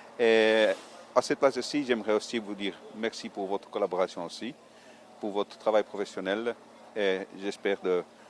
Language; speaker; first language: French; non-native, fluent; Italian